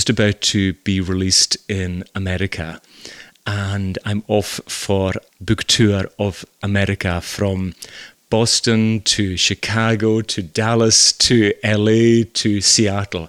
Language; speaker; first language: English; native; English